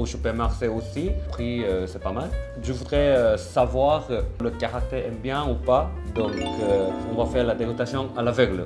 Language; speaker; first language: French; non-native, learner; Korean